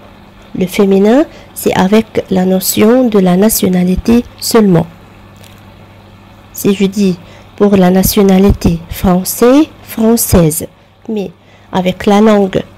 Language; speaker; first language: French; non-native, fluent; Arabic